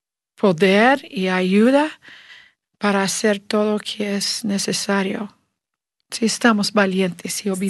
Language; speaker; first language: Spanish; non-native, learner; English